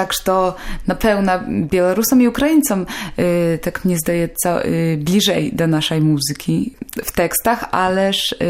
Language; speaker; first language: Polish; non-native, local second language; Belarusian